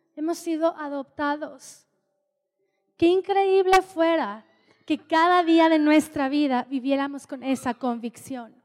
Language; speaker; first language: Spanish; native; Spanish